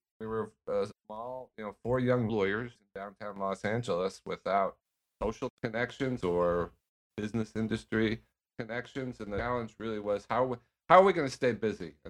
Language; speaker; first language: English; native; English